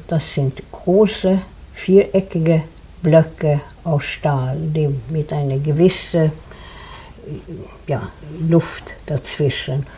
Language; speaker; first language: German; non-native, fluent; Swedish